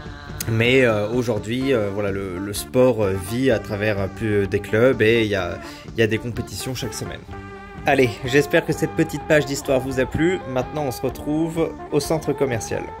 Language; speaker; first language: French; native; French